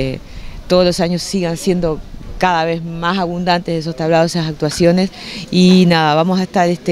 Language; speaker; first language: Spanish; native; Spanish